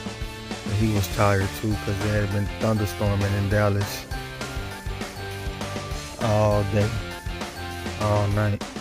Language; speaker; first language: English; native; English